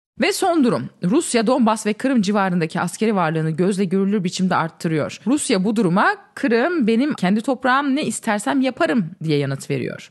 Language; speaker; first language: Turkish; native; Turkish